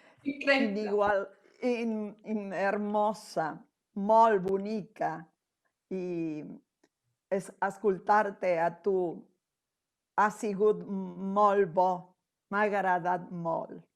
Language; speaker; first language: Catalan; non-native, fluent; Spanish